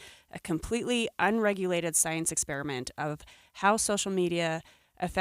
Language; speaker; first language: English; native; English